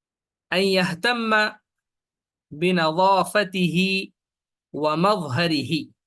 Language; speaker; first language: Arabic; non-native, fluent; Urdu